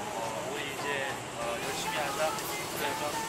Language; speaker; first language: Korean; non-native, learner; Persian